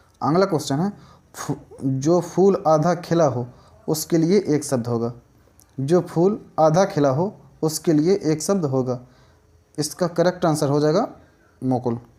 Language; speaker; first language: Hindi; native; Hindi